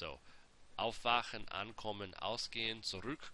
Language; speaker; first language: German; non-native, fluent; English